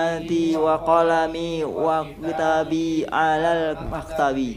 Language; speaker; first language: Arabic; non-native, learner; Indonesian